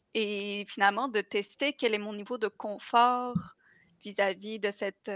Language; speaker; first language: French; native; French